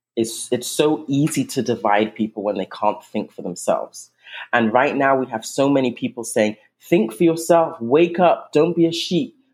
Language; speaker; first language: English; native; English